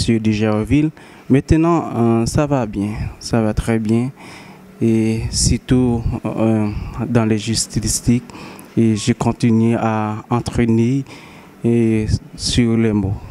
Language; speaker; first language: French; non-native, local second language; Haitian Creole